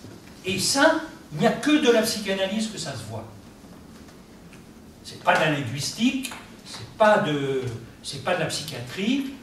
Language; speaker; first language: French; native; French